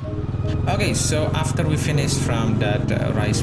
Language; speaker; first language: English; non-native, fluent; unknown